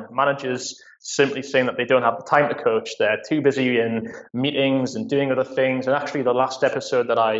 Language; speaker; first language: English; native; English